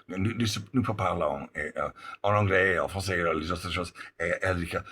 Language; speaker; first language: French; non-native, learner; English